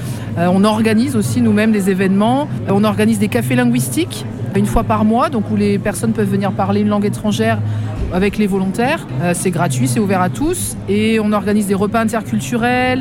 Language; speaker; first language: French; native; French